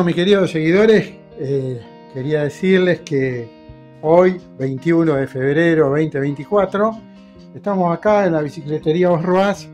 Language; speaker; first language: Spanish; native; Spanish